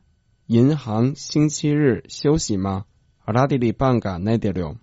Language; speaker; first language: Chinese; non-native, learner; Croatian